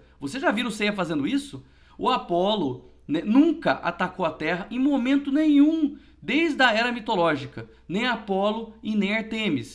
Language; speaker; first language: Portuguese; native; Portuguese